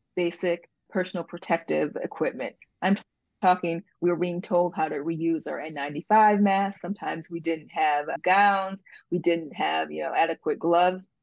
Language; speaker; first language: English; native; English